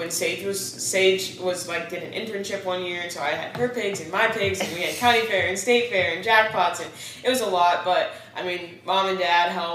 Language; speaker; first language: English; native; English